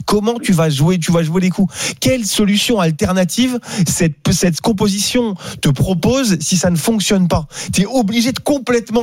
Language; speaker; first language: French; native; French